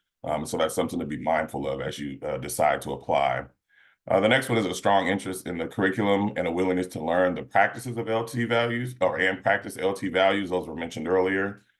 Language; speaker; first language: English; native; English